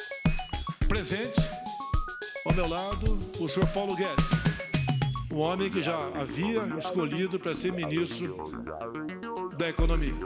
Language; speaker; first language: Portuguese; native; Portuguese